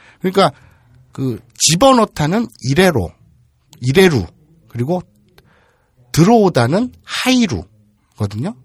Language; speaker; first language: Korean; native; Korean